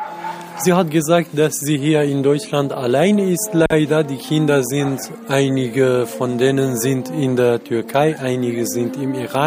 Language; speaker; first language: German; non-native, fluent; Central Kurdish